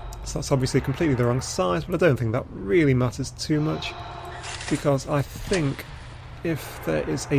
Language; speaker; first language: English; native; English